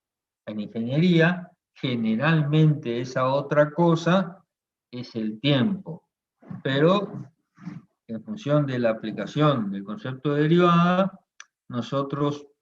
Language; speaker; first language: Spanish; native; Spanish